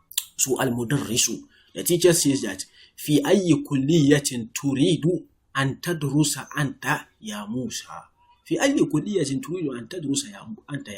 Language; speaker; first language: Arabic; non-native, fluent; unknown